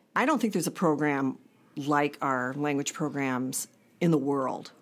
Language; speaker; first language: English; native; English